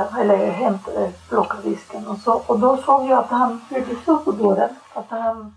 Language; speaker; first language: Swedish; non-native, fluent; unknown